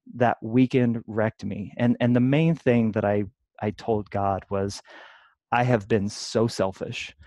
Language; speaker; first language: English; native; English